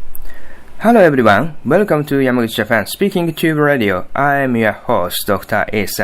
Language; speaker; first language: English; non-native, learner; Japanese